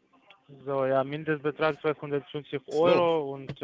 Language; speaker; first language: German; non-native, learner; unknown